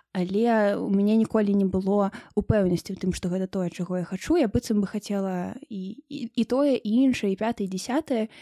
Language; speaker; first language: Belarusian; non-native, local second language; Russian